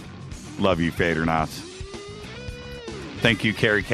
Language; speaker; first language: English; native; English